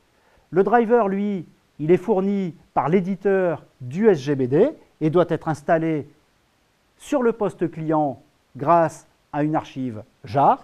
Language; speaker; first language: French; native; French